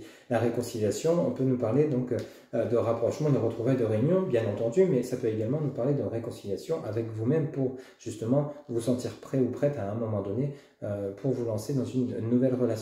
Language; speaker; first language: French; native; French